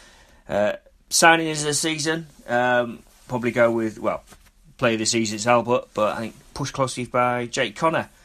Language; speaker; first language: English; native; English